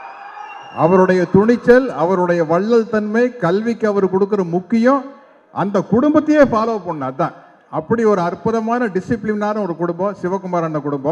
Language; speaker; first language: Tamil; native; Tamil